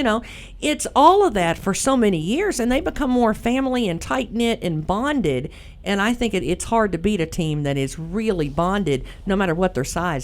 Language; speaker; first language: English; native; English